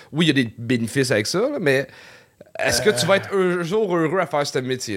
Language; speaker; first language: French; native; French